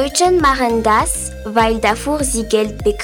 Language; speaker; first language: German; non-native, learner; Malagasy